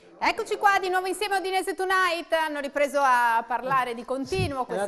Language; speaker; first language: Italian; native; Italian